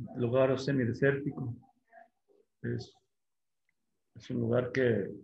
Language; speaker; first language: Spanish; non-native, local second language; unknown